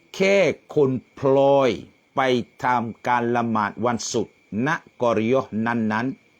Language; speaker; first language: Thai; non-native, local second language; Malay